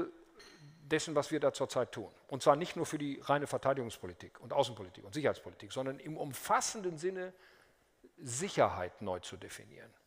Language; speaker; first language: German; native; German